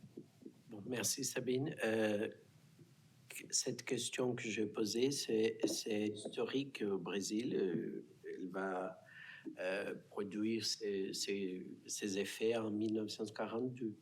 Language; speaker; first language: French; non-native, fluent; Portuguese